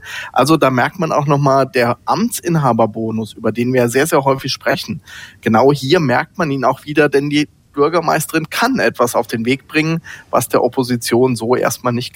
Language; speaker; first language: German; native; German